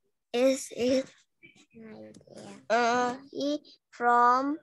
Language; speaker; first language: English; non-native, learner; Indonesian